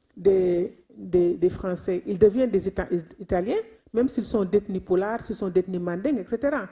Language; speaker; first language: French; non-native, local second language; Wolof